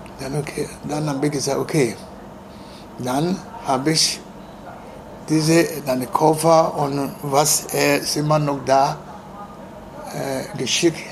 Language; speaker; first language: German; non-native, learner; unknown